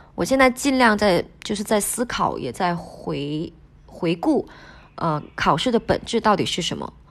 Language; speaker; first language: Chinese; non-native, local second language; Min Nan Chinese